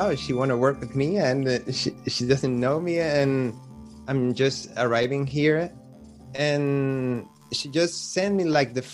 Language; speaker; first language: English; non-native, learner; Spanish